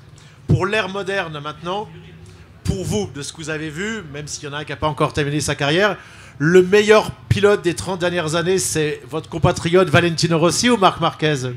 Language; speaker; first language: French; native; French